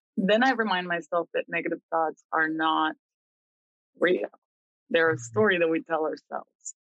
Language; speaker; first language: English; early bilingual, other home language; Spanish